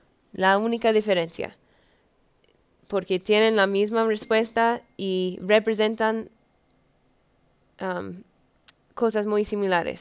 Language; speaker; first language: Spanish; early bilingual, heritage; Spanish